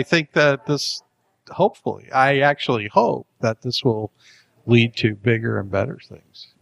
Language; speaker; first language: English; native; English